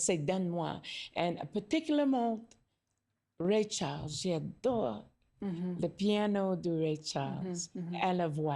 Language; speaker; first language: French; non-native, learner; English